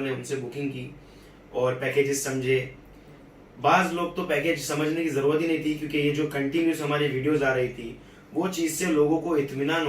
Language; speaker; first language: Hindi; native; Hindi